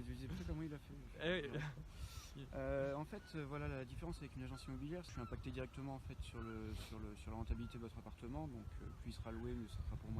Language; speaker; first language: French; native; French